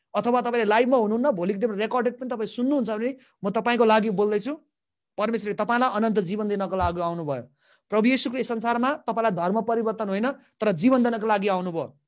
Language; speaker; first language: Nepali; native; Nepali